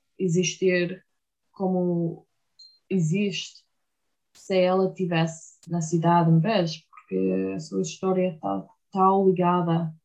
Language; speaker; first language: Portuguese; early bilingual, heritage; English